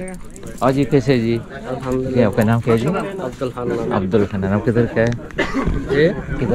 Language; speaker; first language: Hindi; non-native, local second language; Malayalam